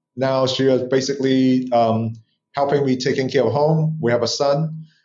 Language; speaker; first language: English; non-native, local second language; Cantonese